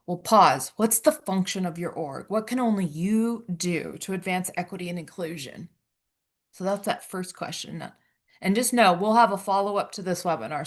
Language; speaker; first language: English; native; English